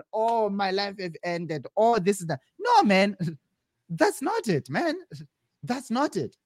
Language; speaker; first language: English; non-native, local second language; Shona